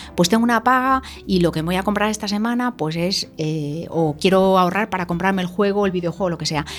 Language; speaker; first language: Spanish; native; Spanish